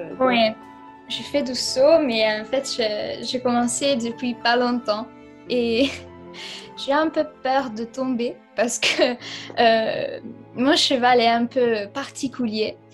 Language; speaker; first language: French; non-native, fluent; Italian